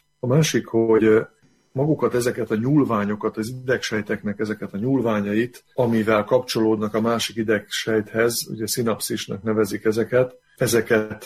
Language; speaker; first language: Hungarian; native; Hungarian